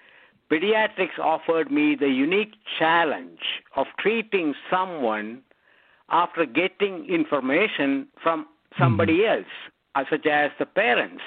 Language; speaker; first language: English; non-native, local second language; Malayalam